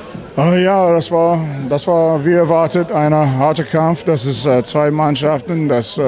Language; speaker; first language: German; non-native, fluent; English